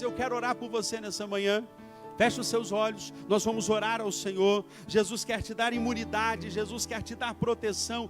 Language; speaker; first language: Portuguese; native; Portuguese